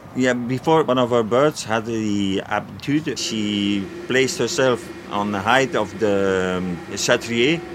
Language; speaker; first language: English; non-native, fluent; Dutch